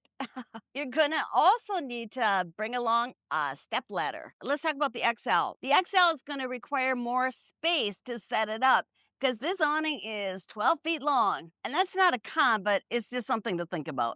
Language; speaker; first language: English; native; English